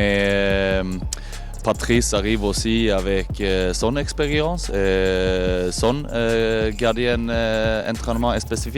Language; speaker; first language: French; non-native, learner; Swedish